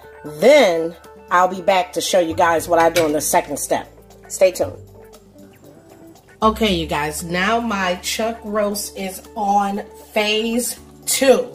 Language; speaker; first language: English; native; English